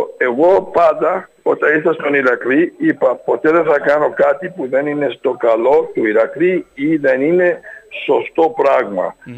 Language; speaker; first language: Greek; early bilingual, heritage; Greek